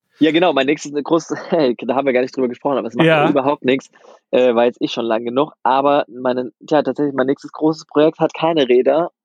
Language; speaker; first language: German; native; German